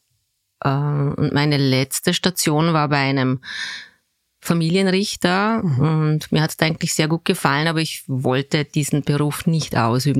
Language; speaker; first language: German; early bilingual, other home language; Turkish